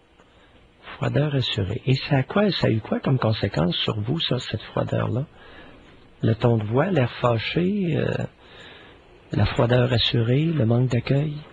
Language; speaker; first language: French; native; French